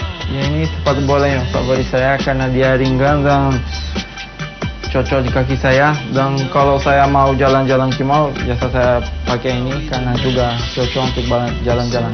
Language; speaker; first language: Indonesian; non-native, fluent; Portuguese